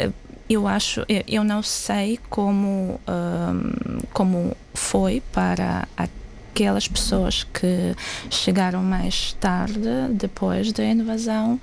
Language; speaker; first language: Portuguese; non-native, fluent; Ukrainian